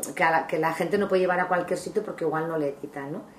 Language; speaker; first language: Spanish; non-native, local second language; Basque